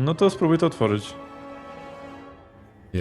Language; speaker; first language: Polish; native; Polish